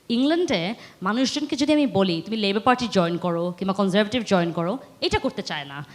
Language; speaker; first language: Bangla; early bilingual, heritage; Bangla